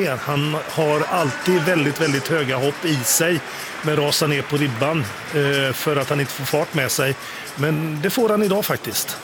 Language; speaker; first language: Swedish; native; Swedish